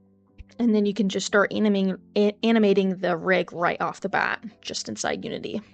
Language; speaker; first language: English; native; English